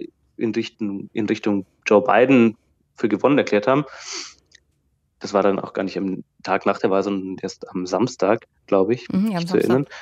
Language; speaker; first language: German; native; German